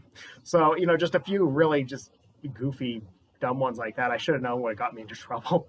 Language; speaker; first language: English; native; English